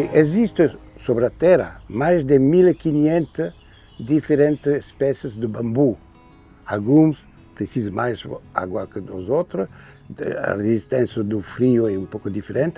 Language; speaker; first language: Portuguese; non-native, fluent; French